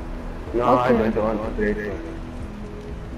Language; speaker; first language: English; non-native, learner; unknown